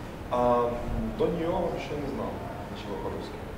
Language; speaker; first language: Russian; non-native, fluent; Portuguese